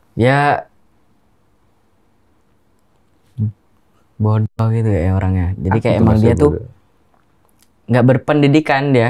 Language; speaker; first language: Indonesian; non-native, local second language; Javanese